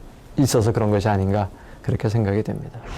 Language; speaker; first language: Korean; native; Korean